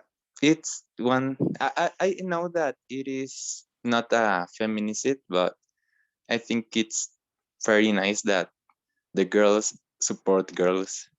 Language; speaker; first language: English; non-native, learner; Spanish